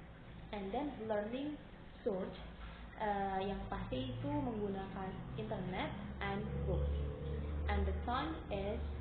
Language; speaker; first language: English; non-native, learner; Indonesian